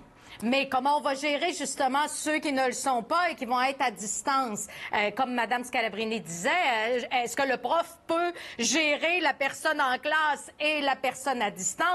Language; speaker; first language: French; native; French